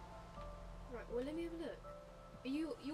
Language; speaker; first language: English; native; English